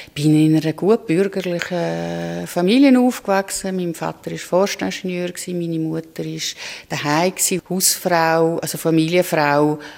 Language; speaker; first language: German; native; German